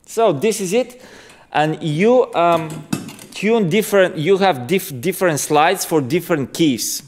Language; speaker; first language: English; non-native, fluent; Bulgarian